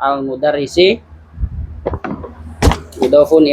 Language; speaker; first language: Arabic; non-native, learner; Indonesian